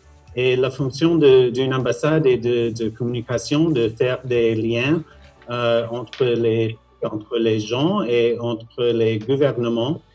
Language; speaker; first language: French; non-native, fluent; English